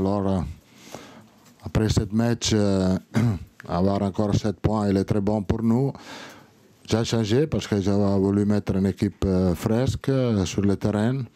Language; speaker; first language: French; non-native, learner; Italian